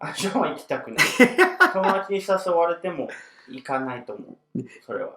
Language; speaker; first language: Japanese; early bilingual, heritage; Japanese